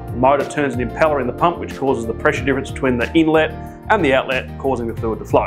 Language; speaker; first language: English; native; English